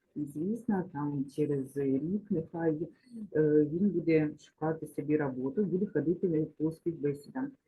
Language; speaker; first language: Ukrainian; non-native, local second language; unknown